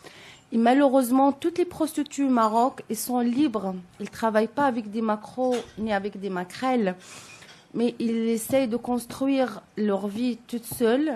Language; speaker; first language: French; non-native, local second language; Arabic